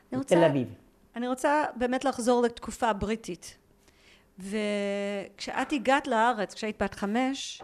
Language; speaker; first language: Hebrew; native; Hebrew